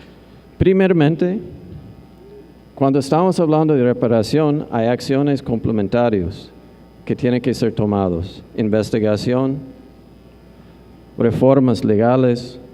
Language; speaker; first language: Spanish; non-native, fluent; English